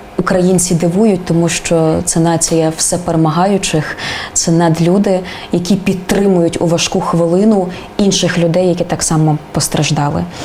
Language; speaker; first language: Ukrainian; native; Ukrainian